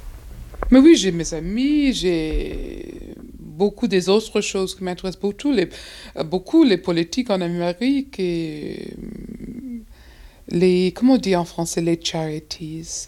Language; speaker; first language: French; non-native, fluent; English